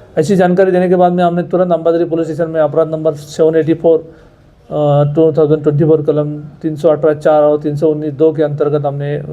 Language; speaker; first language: Hindi; non-native, local second language; Marathi